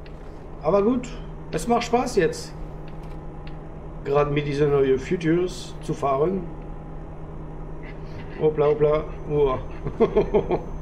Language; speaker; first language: German; non-native, learner; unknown